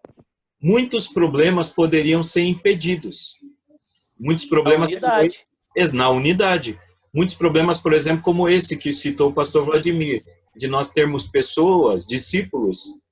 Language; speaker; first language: Portuguese; native; Portuguese